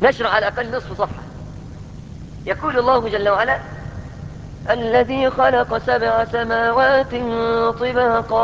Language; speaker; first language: Arabic; native; Arabic